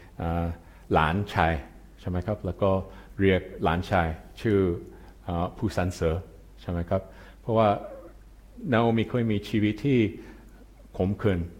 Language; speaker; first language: Thai; non-native, fluent; English